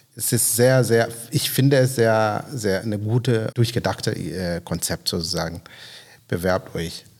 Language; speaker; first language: German; non-native, fluent; Swahili